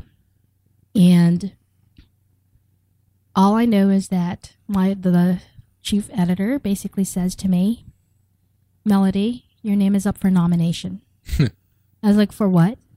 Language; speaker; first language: English; native; English